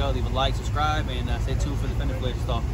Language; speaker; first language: English; native; English